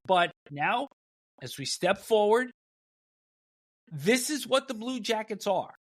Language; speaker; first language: English; native; English